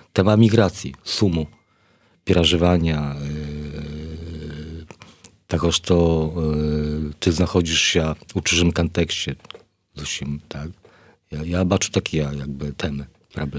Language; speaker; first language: Polish; non-native, learner; Belarusian